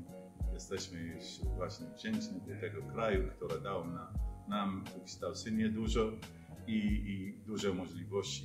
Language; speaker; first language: Polish; non-native, fluent; Arabic